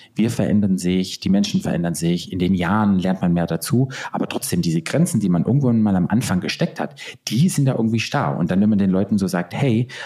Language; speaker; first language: German; native; German